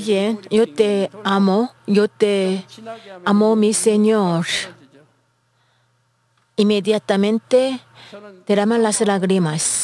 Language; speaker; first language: Spanish; non-native, fluent; Korean